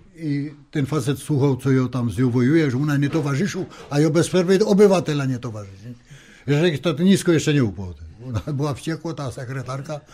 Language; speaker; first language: Polish; native; Polish